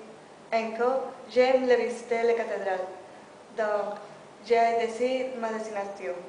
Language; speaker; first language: French; non-native, learner; Spanish